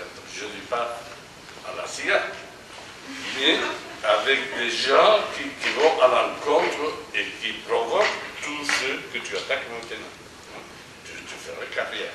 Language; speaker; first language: French; non-native, fluent; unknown